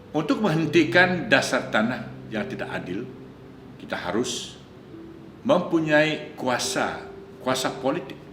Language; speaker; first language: Malay; non-native, local second language; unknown